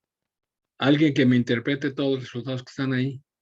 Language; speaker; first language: Spanish; native; Spanish